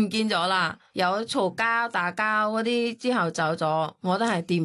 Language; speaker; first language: Cantonese; non-native, fluent; Thai